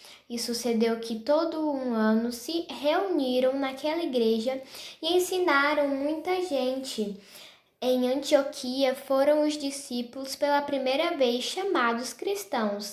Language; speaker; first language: Portuguese; native; Portuguese